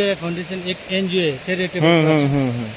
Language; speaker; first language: Hindi; non-native, local second language; Nepali